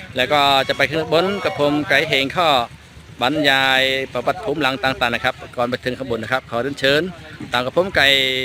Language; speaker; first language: Thai; non-native, fluent; Khmer